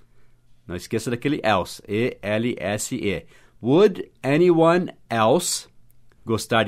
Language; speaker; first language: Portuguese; non-native, fluent; English